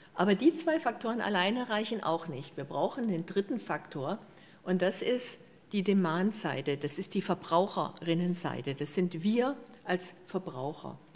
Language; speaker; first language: German; native; German